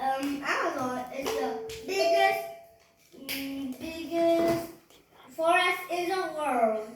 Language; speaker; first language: English; non-native, learner; Vietnamese